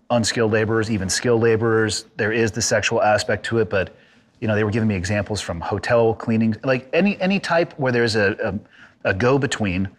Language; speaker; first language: English; native; English